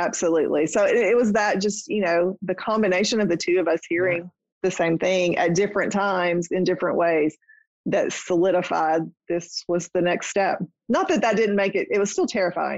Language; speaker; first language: English; native; English